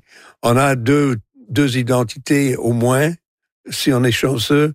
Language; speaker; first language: French; non-native, local second language; English